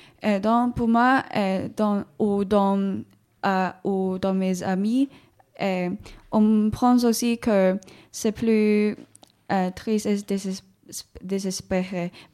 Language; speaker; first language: French; non-native, learner; Cantonese